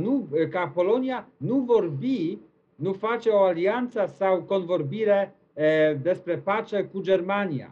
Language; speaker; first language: Romanian; non-native, learner; Polish